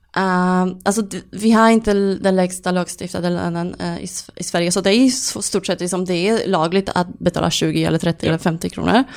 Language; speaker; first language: Swedish; non-native, fluent; Polish